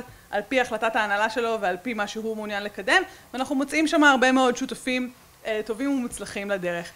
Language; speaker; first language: Hebrew; native; Hebrew